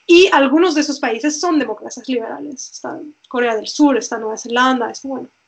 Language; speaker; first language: Spanish; non-native, fluent; Turkish